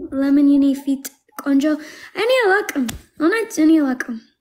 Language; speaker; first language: Amharic; non-native, learner; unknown